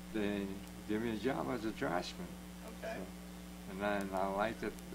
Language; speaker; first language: English; native; English